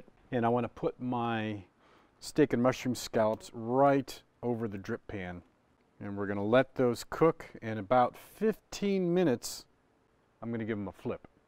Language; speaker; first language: English; native; English